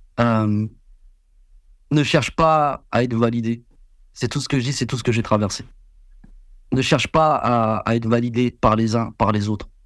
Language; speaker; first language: French; early bilingual, other home language; Vietnamese